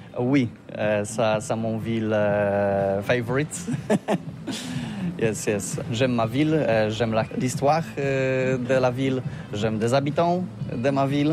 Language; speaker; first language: French; non-native, learner; Polish